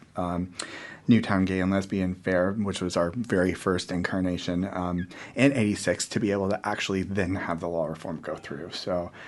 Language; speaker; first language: English; native; English